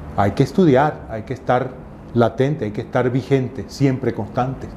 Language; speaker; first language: Spanish; native; Spanish